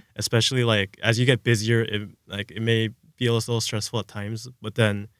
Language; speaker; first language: English; early bilingual, other home language; Korean